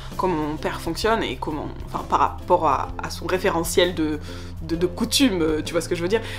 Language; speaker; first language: French; native; French